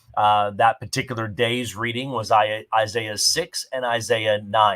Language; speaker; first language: English; native; English